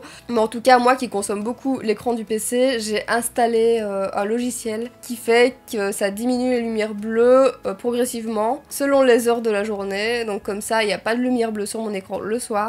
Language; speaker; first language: French; native; French